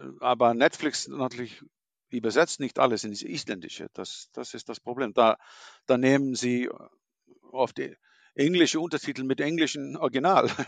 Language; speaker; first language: German; non-native, fluent; Icelandic